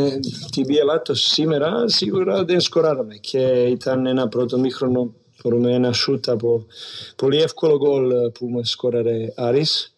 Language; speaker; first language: Greek; non-native, learner; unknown